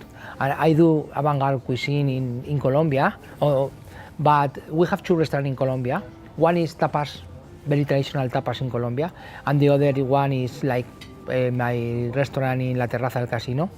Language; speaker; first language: English; non-native, learner; Spanish